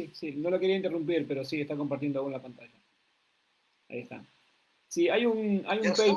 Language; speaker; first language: Spanish; native; Spanish